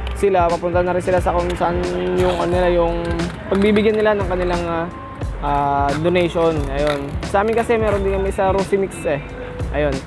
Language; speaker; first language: Filipino; non-native, local second language; Bikol